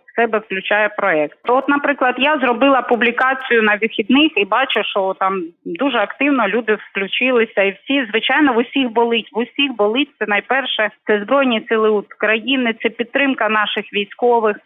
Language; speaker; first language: Ukrainian; native; Ukrainian